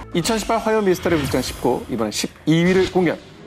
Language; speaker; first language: Korean; native; Korean